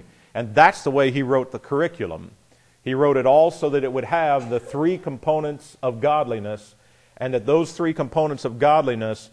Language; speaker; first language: English; native; English